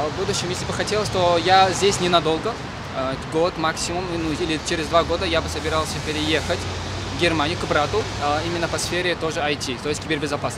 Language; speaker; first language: Russian; non-native, local second language; Uzbek